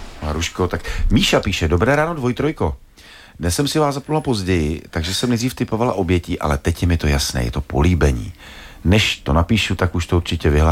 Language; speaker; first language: Czech; native; Czech